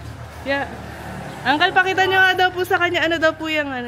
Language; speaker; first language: Filipino; native; Filipino